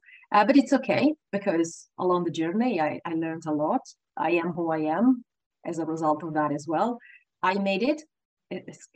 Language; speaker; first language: English; non-native, fluent; Italian